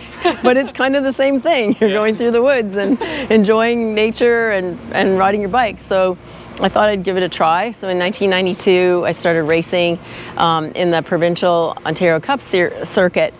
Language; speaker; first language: English; native; English